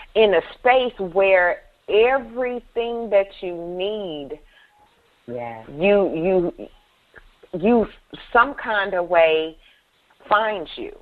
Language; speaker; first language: English; native; English